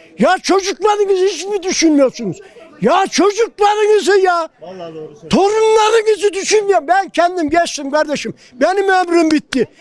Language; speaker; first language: Turkish; native; Turkish